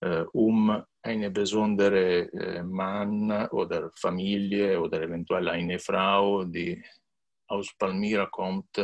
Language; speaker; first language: German; non-native, learner; Italian